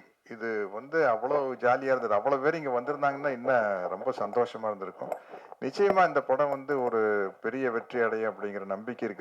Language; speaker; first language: Tamil; native; Tamil